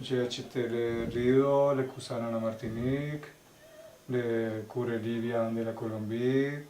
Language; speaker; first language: French; non-native, learner; Spanish